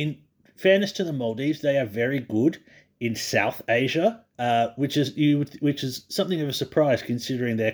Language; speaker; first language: English; native; English